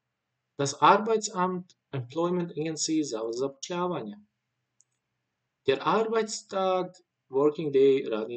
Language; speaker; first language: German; non-native, fluent; Bosnian